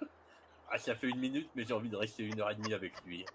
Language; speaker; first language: French; native; French